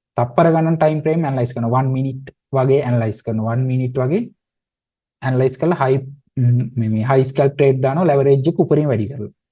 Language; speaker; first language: Sinhala; native; Sinhala